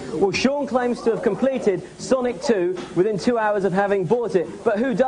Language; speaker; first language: English; native; English